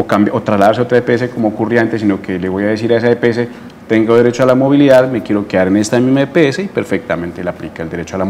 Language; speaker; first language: Spanish; native; Spanish